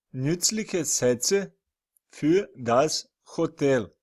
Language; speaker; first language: German; non-native, fluent; Serbian